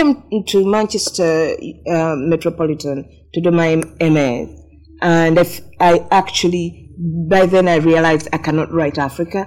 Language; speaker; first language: English; non-native, local second language; Ganda